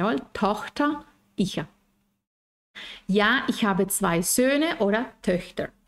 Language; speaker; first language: German; non-native, fluent; Spanish